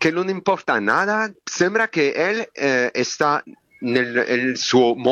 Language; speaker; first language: Spanish; non-native, learner; French